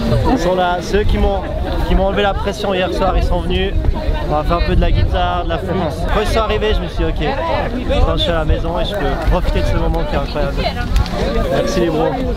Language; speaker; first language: French; native; French